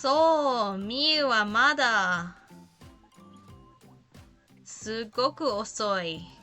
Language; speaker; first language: Japanese; non-native, learner; English